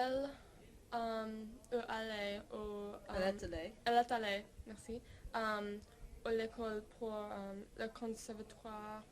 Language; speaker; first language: French; non-native, learner; English